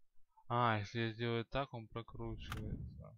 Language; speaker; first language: Russian; native; Russian